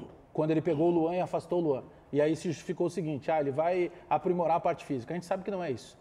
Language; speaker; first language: Portuguese; native; Portuguese